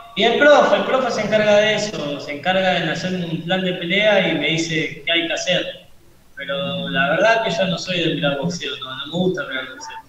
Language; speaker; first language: Spanish; native; Spanish